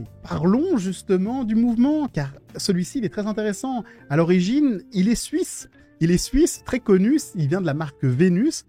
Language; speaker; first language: French; native; French